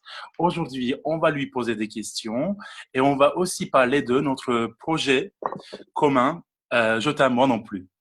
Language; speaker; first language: French; non-native, fluent; Turkish